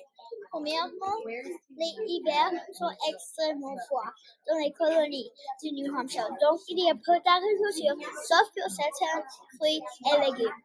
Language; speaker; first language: French; non-native, learner; English